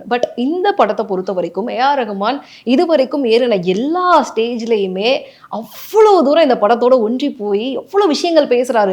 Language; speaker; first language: Tamil; native; Tamil